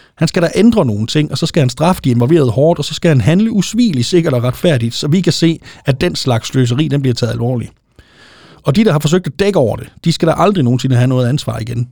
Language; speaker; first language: Danish; native; Danish